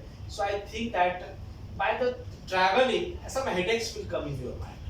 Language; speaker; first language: English; non-native, local second language; Marathi